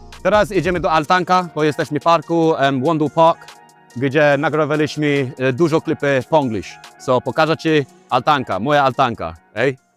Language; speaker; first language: Polish; non-native, learner; English